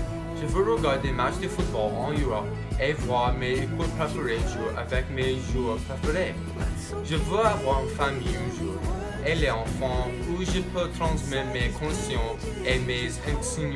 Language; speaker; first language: French; non-native, local second language; English